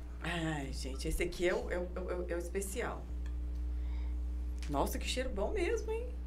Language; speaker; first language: Portuguese; native; Portuguese